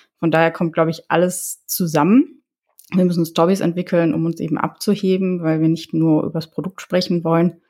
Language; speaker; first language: German; early bilingual, other home language; Polish